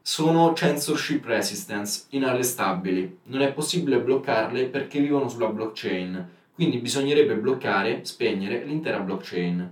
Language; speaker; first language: Italian; native; Italian